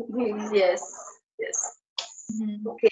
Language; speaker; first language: English; non-native, learner; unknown